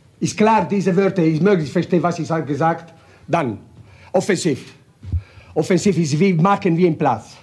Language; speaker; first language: German; non-native, learner; Italian